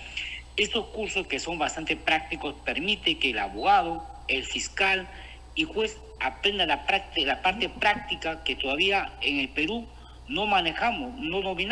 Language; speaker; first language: Spanish; native; Spanish